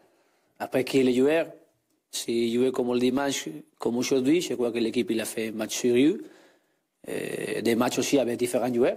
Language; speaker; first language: French; non-native, learner; Spanish